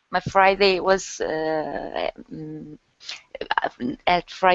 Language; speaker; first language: English; non-native, learner; Turkish